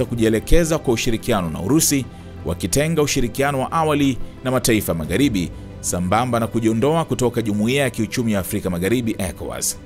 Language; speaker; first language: Swahili; native; Swahili